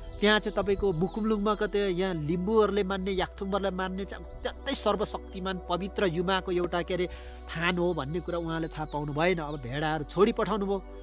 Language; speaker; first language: Nepali; non-native, local second language; Limburgish